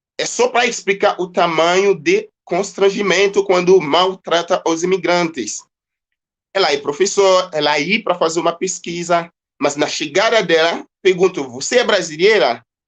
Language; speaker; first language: Portuguese; non-native, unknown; Haitian Creole